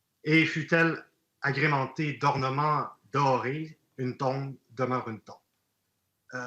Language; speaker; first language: French; native; French